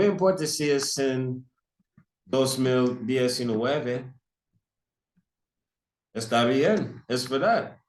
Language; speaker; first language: Spanish; non-native, fluent; English